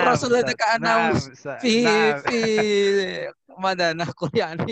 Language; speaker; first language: Arabic; non-native, fluent; Indonesian